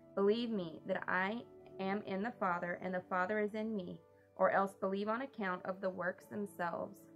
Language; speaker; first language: English; native; English